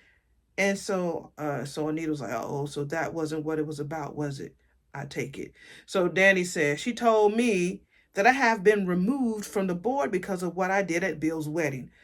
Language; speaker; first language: English; native; English